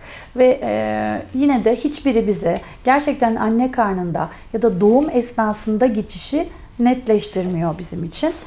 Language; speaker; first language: Turkish; native; Turkish